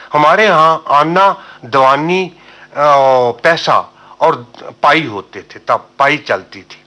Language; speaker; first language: Urdu; non-native, local second language; Punjabi